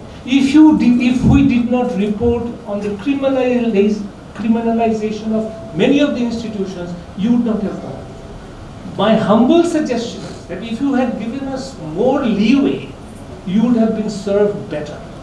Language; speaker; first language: English; non-native, local second language; Bangla